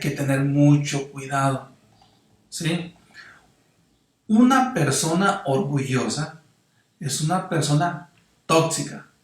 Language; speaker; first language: Spanish; native; Spanish